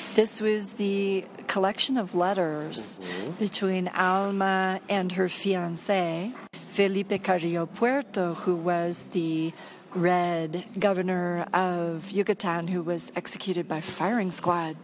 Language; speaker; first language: English; native; English